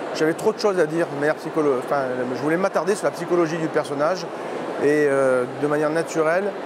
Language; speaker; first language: French; native; French